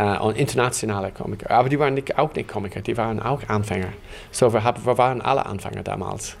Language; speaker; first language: German; non-native, fluent; English